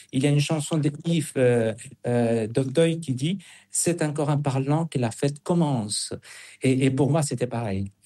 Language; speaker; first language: French; non-native, fluent; Spanish